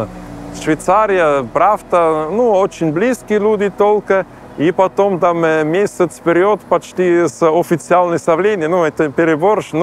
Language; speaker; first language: Russian; non-native, learner; German